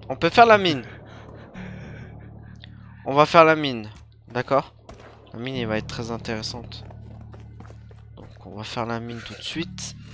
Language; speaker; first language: French; native; French